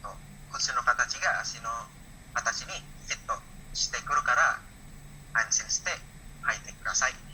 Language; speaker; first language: Japanese; non-native, learner; Indonesian